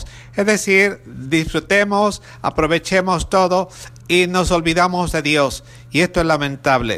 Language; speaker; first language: Spanish; native; Spanish